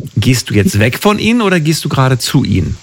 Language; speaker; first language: German; native; German